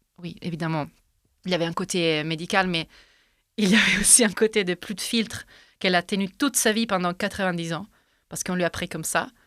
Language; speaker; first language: French; non-native, fluent; Italian